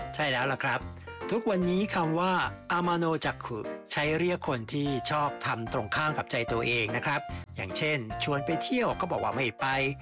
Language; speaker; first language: Thai; native; Thai